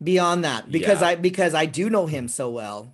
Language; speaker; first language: English; native; English